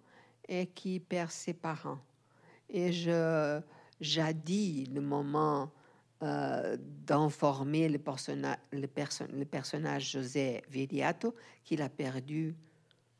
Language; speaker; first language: French; non-native, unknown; Portuguese